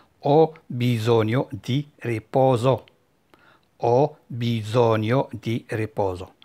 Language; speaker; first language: Italian; non-native, fluent; Arabic